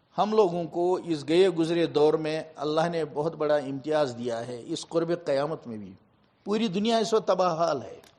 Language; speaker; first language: Urdu; non-native, local second language; Kashmiri